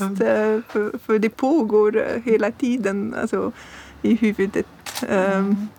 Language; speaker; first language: Swedish; non-native, fluent; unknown